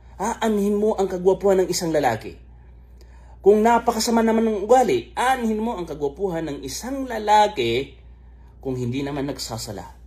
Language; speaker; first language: Filipino; non-native, local second language; Maranao